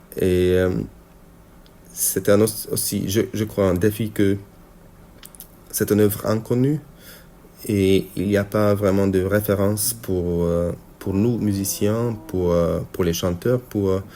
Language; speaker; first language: French; non-native, fluent; Hungarian